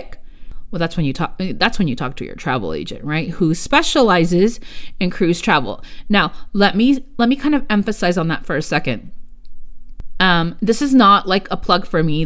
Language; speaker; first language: English; early bilingual, other home language; Spanish